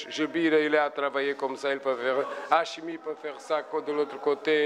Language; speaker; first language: French; non-native, fluent; Portuguese